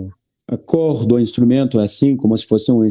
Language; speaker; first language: Portuguese; non-native, learner; French